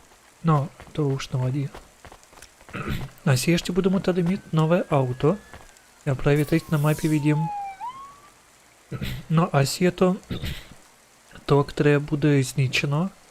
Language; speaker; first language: Czech; non-native, learner; Ukrainian